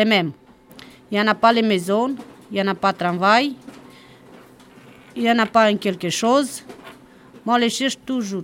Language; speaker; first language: French; non-native, learner; Romanian